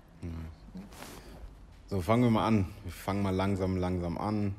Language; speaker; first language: German; early bilingual, other home language; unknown